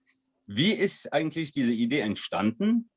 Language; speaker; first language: German; non-native, fluent; French